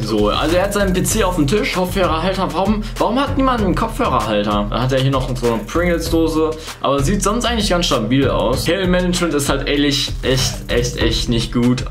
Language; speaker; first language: German; native; German